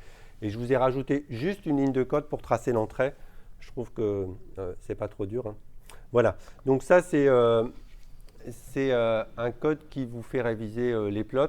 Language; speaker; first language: French; native; French